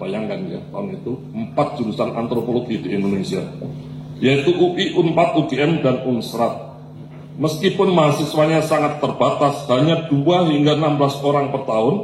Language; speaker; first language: Indonesian; non-native, local second language; Javanese